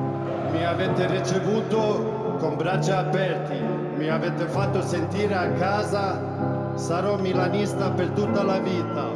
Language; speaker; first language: Italian; non-native, learner; Swedish